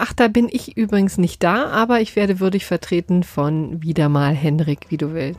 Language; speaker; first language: German; native; German